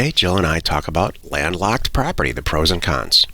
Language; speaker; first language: English; native; English